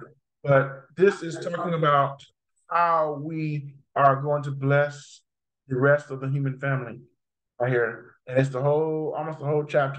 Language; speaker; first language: English; native; English